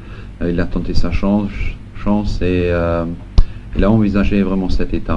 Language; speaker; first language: French; non-native, local second language; Luxembourgish